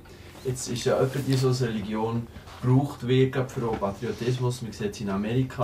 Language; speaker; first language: German; native; German